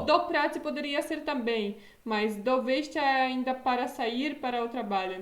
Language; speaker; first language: Portuguese; non-native, fluent; Polish